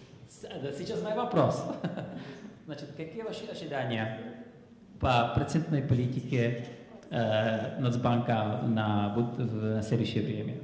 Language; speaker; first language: Russian; non-native, fluent; Czech